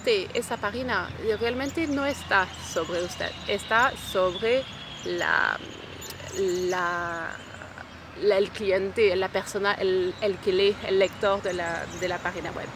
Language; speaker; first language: Spanish; non-native, fluent; French